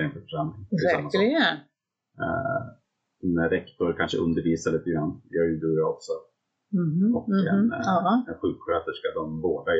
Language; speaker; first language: Swedish; native; Swedish